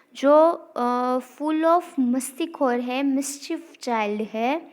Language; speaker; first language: Hindi; non-native, local second language; Gujarati